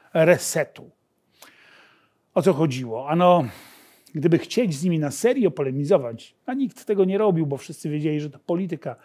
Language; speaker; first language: Polish; native; Polish